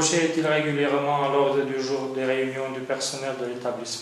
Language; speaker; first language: French; non-native, fluent; Romanian